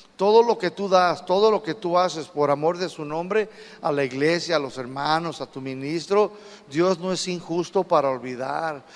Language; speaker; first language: Spanish; early bilingual, heritage; Spanish